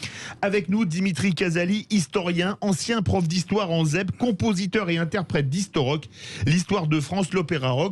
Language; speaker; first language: French; native; French